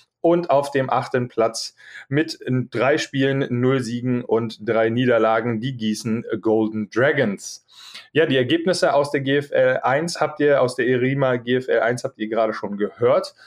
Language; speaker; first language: German; native; German